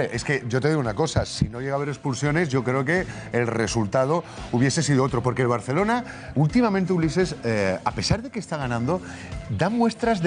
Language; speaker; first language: Spanish; native; Spanish